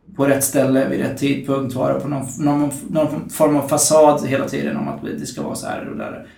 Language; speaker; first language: Swedish; native; Swedish